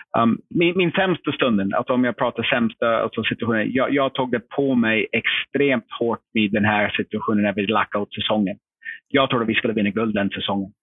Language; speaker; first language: Swedish; non-native, fluent; English